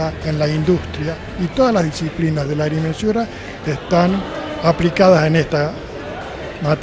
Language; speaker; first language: Spanish; native; Spanish